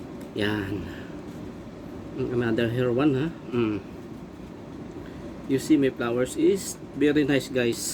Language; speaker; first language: English; non-native, learner; Filipino